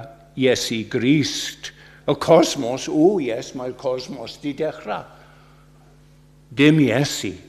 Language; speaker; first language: Welsh; non-native, fluent; English